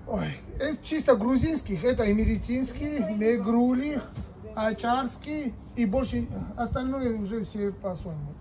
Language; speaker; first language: Russian; non-native, local second language; Georgian